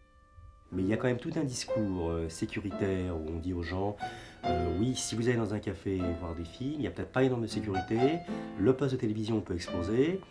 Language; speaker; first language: French; native; French